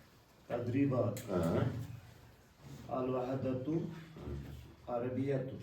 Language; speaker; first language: Arabic; non-native, learner; Urdu